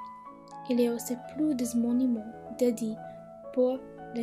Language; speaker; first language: French; non-native, learner; English